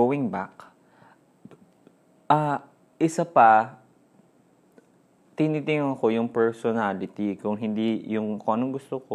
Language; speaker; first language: English; non-native, local second language; Filipino